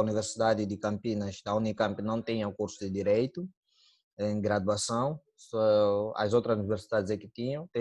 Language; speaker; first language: Portuguese; native; Portuguese